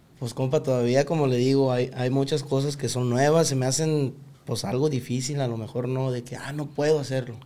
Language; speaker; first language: Spanish; native; Spanish